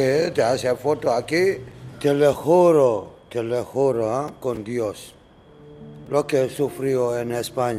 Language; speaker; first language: Spanish; non-native, learner; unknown